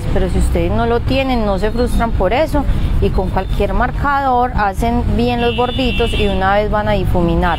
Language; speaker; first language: Spanish; native; Spanish